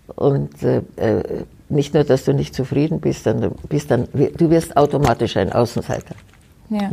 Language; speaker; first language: German; native; German